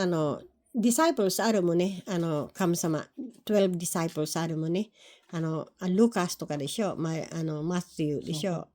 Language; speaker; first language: Japanese; non-native, learner; Filipino